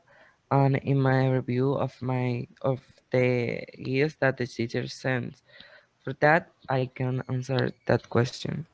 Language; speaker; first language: English; non-native, learner; Spanish